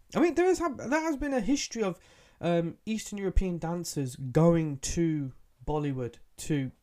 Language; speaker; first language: English; early bilingual, other home language; Hindi